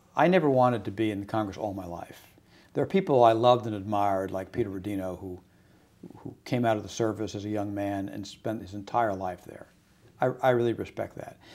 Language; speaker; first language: English; native; English